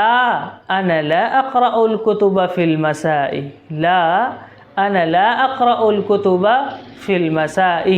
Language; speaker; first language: Arabic; non-native, fluent; Urdu